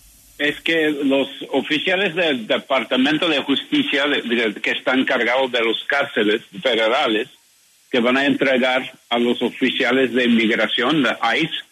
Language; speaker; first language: Spanish; non-native, learner; English